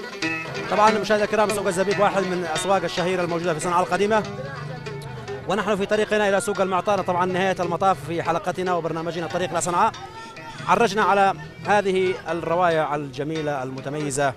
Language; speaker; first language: Arabic; native; Arabic